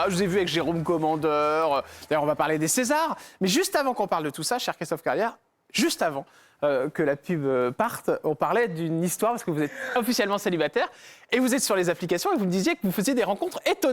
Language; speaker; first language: French; native; French